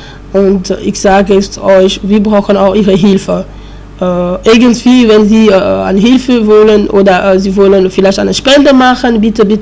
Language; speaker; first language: German; non-native, learner; French